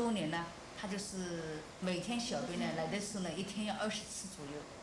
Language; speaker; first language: Chinese; native; Chinese